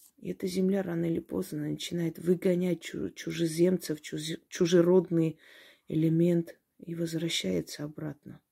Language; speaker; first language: Russian; non-native, local second language; Armenian